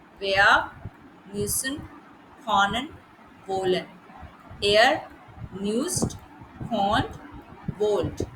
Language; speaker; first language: German; non-native, learner; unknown